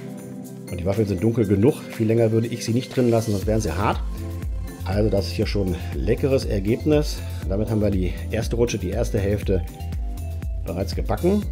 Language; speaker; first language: German; native; German